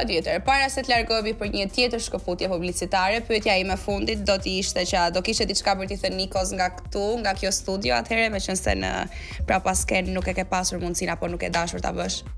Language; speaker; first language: Albanian; native; Albanian